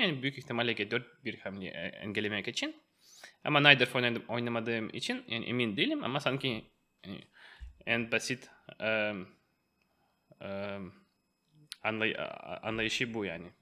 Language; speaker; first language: Turkish; non-native, fluent; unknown